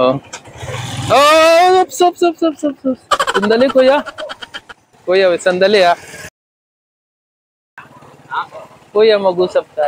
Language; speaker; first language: Filipino; non-native, learner; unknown